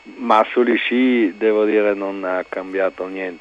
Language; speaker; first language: Italian; non-native, local second language; German